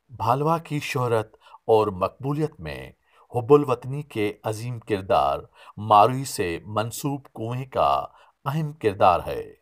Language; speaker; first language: Urdu; non-native, local second language; Sindhi